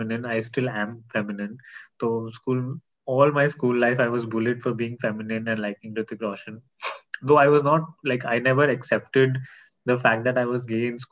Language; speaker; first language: English; non-native, local second language; Hindi